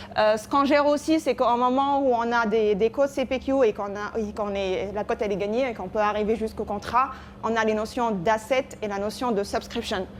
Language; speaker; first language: French; non-native, local second language; Arabic